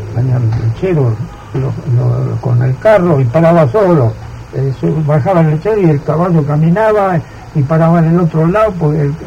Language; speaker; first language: Spanish; non-native, fluent; Italian